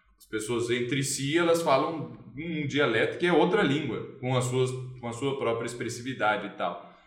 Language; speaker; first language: Portuguese; native; Portuguese